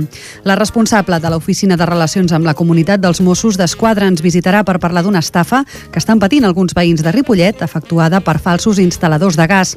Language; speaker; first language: Catalan; native; Catalan